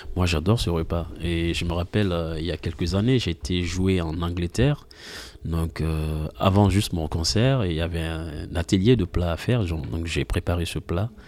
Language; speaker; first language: French; non-native, local second language; Mandingo